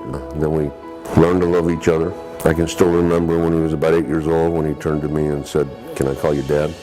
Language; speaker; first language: English; native; English